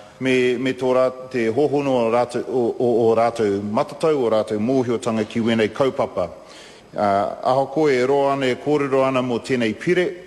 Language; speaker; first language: Māori; non-native, local second language; English